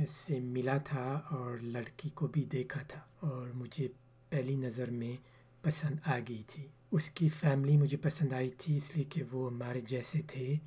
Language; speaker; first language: Urdu; early bilingual, heritage; Urdu